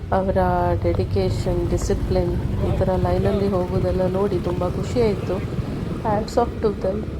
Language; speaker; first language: Kannada; non-native, local second language; Konkani